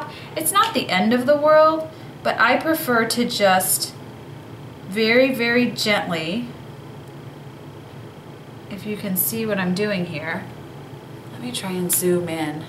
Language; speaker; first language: English; native; English